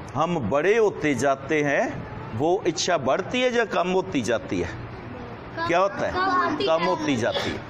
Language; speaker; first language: Hindi; non-native, local second language; Punjabi